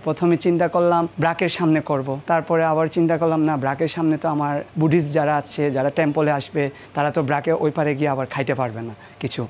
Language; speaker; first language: Bangla; non-native, local second language; Marma